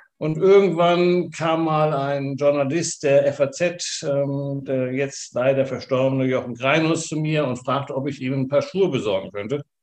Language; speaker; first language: German; native; German